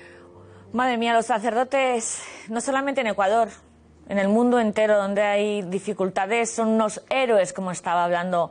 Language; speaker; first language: Spanish; native; Spanish